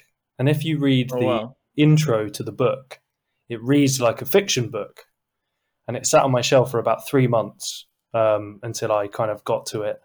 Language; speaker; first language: English; native; English